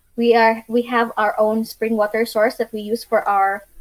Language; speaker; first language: English; non-native, local second language; Cebuano